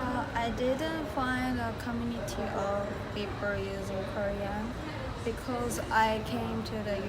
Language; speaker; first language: English; non-native, learner; Korean